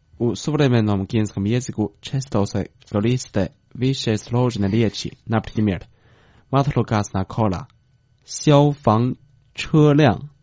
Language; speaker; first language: Croatian; non-native, fluent; Chinese